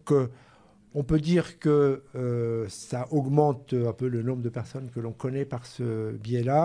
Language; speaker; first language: French; native; French